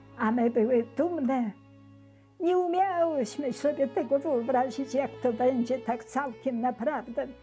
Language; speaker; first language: Polish; native; Polish